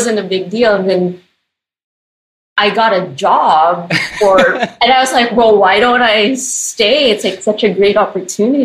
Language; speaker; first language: English; non-native, local second language; Filipino